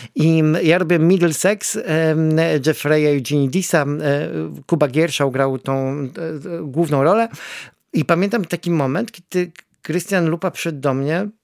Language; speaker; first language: Polish; native; Polish